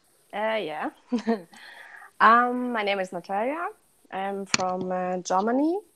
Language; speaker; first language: English; non-native, learner; Russian